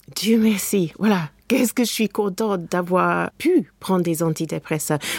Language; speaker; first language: French; non-native, fluent; English